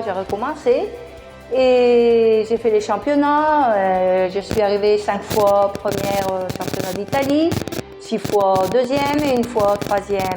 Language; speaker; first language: French; early bilingual, other home language; Italian